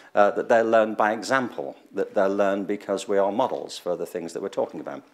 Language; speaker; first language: English; native; English